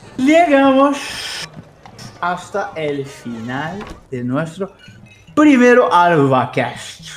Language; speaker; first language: Spanish; non-native, fluent; Portuguese